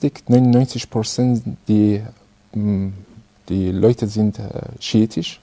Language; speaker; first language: German; non-native, fluent; Persian